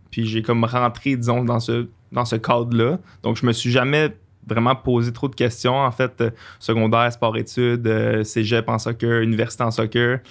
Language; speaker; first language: French; native; French